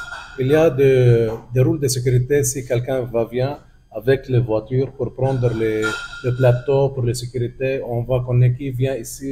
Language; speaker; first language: French; non-native, learner; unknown